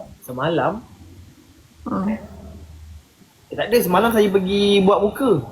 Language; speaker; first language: Malay; native; Malay